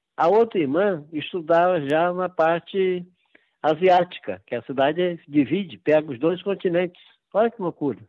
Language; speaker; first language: Portuguese; native; Portuguese